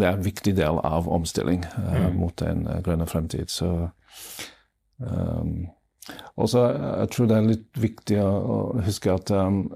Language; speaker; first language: Norwegian; non-native, fluent; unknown